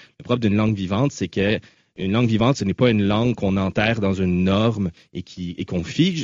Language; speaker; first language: French; native; French